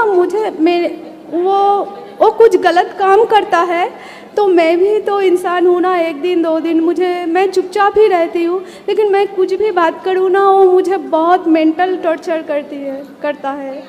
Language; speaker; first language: Hindi; non-native, local second language; Bangla